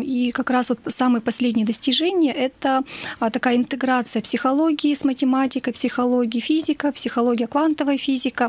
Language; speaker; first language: Russian; native; Russian